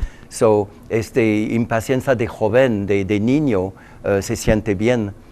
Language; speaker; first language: Spanish; non-native, learner; French